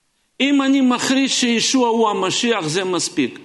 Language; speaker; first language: Hebrew; non-native, fluent; Russian